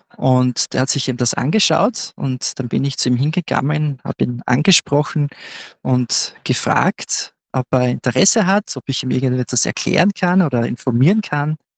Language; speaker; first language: German; native; German